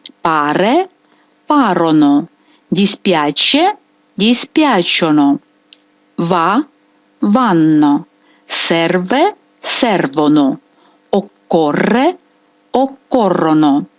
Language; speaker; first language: Italian; non-native, fluent; Ukrainian